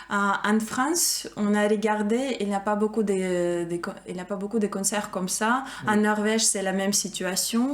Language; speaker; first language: French; non-native, fluent; Ukrainian